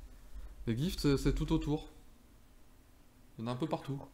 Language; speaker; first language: French; native; French